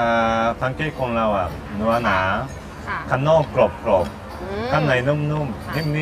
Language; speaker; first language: Thai; non-native, learner; Japanese